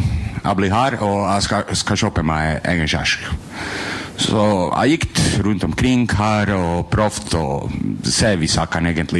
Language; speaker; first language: Norwegian; non-native, learner; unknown